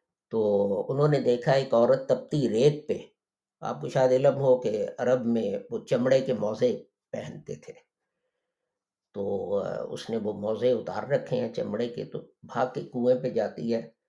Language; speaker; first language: Urdu; native; Urdu